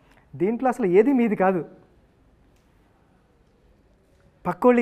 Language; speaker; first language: Telugu; native; Telugu